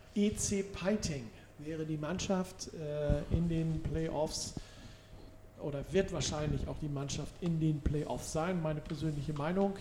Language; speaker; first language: German; native; German